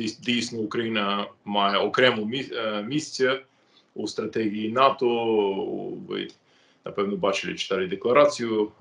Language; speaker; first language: Ukrainian; non-native, fluent; English